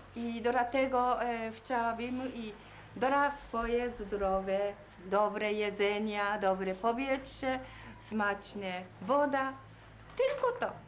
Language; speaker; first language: Polish; non-native, learner; Japanese